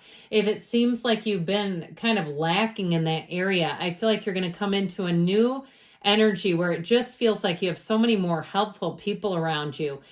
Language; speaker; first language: English; native; English